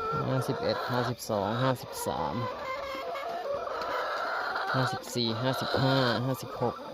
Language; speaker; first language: Thai; native; Thai